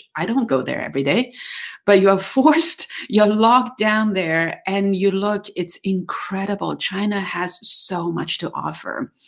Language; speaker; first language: English; non-native, fluent; Chinese